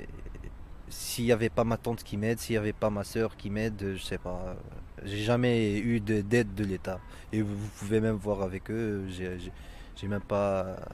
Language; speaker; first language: French; non-native, local second language; Arabic